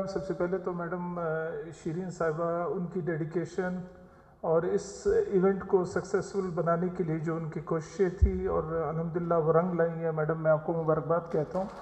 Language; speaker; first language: Urdu; non-native, local second language; Pashto